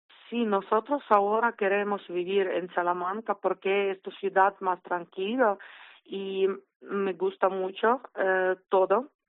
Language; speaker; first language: Spanish; non-native, learner; Ukrainian